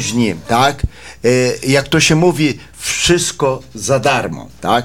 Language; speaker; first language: Polish; early bilingual, heritage; Polish